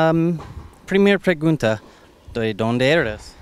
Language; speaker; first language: Spanish; non-native, learner; English